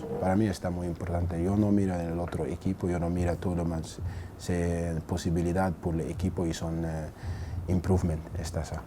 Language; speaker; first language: Spanish; non-native, learner; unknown